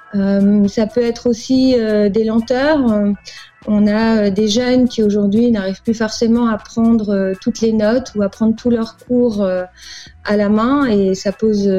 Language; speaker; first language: French; native; French